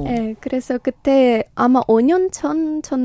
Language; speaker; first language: Korean; non-native, learner; Ukrainian